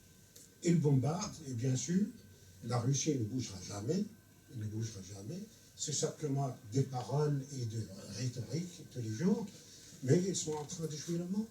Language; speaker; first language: French; non-native, fluent; Arabic